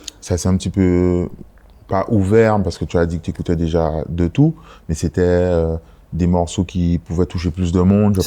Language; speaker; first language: French; native; French